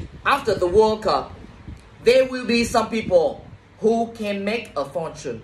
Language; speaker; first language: English; non-native, fluent; Vietnamese